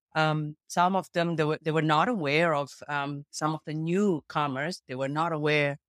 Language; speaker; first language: English; non-native, fluent; Indonesian